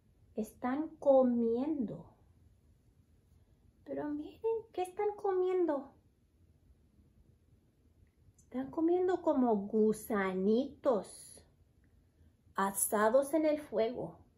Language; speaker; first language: Spanish; early bilingual, heritage; Spanish